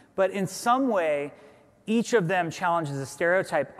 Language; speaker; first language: English; native; English